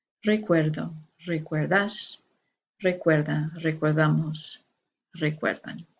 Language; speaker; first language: Spanish; non-native, fluent; English